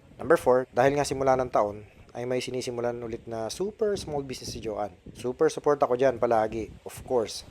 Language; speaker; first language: Filipino; native; Filipino